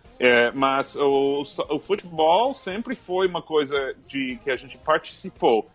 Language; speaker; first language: Portuguese; non-native, fluent; English